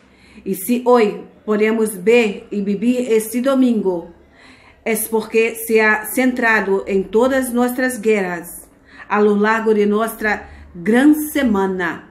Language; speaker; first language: Spanish; non-native, fluent; Portuguese